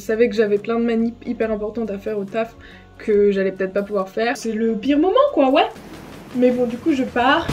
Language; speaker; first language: French; native; French